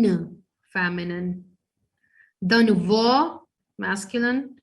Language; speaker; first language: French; non-native, fluent; Hindi